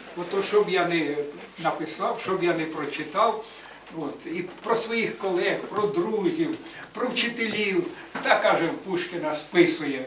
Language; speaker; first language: Ukrainian; native; Ukrainian